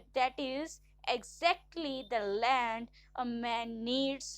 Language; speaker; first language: English; non-native, local second language; Punjabi